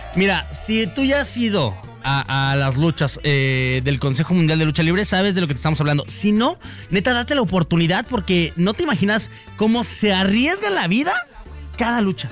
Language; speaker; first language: Spanish; native; Spanish